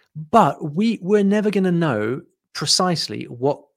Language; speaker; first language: English; native; English